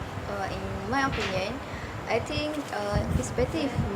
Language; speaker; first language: English; non-native, learner; Malay